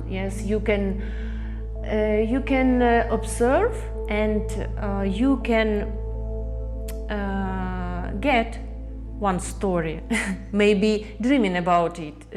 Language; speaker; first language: English; non-native, learner; Russian